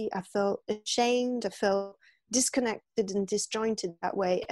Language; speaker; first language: English; non-native, fluent; French